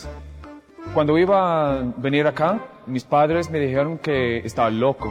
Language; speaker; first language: Spanish; non-native, fluent; English